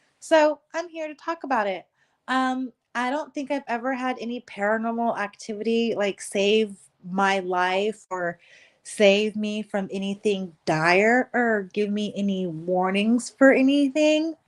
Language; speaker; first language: English; native; English